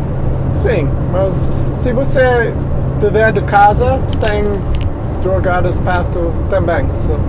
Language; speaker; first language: Portuguese; non-native, learner; English